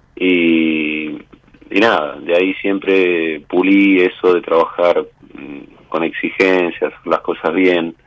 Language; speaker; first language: Spanish; native; Spanish